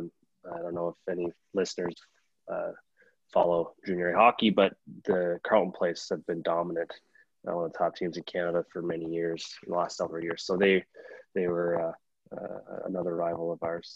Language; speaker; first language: English; native; English